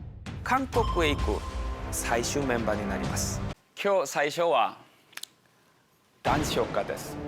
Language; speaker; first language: Japanese; non-native, fluent; Korean